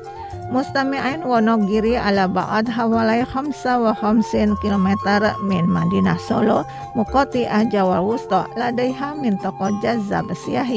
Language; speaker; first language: Arabic; non-native, fluent; Indonesian